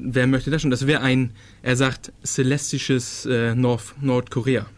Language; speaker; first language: German; non-native, fluent; Danish